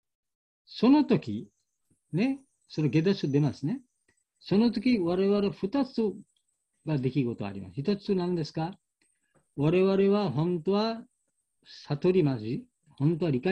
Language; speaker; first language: Japanese; non-native, learner; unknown